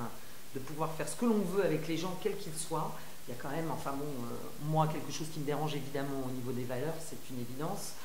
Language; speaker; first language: French; native; French